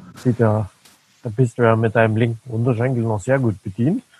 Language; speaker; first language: German; native; German